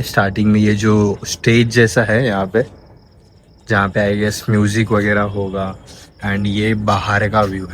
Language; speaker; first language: Hindi; non-native, local second language; Marathi